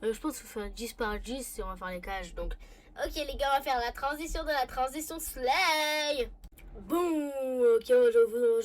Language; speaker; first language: French; native; French